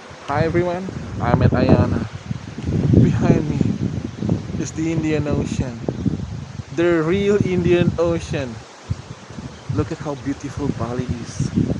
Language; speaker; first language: English; non-native, fluent; Indonesian